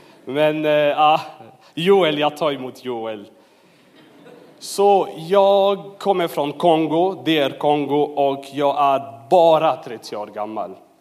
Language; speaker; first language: Swedish; non-native, fluent; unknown